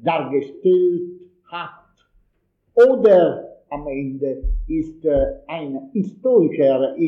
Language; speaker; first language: German; non-native, fluent; Italian